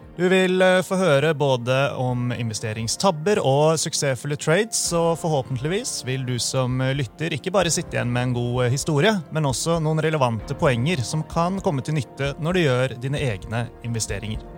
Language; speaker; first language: Norwegian; native; Norwegian